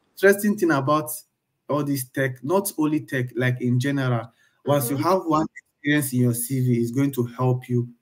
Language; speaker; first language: English; non-native, local second language; Igbo